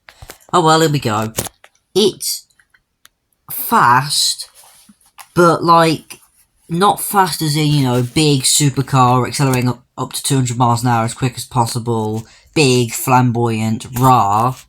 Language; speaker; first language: English; native; English